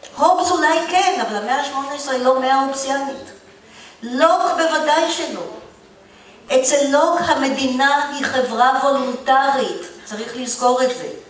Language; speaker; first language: Hebrew; native; Hebrew